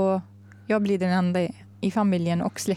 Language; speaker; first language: Swedish; non-native, fluent; Arabic